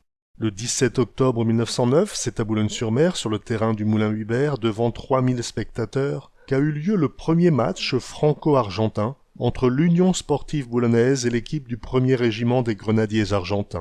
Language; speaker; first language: French; native; French